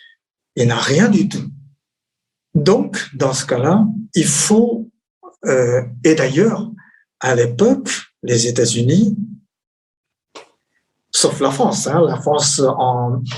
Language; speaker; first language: French; non-native, fluent; Chinese